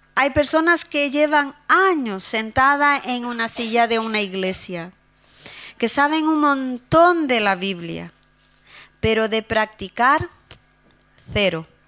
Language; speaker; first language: Spanish; non-native, fluent; Portuguese